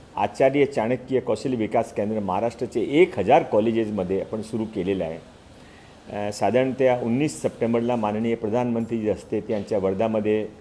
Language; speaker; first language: Marathi; non-native, local second language; Hindi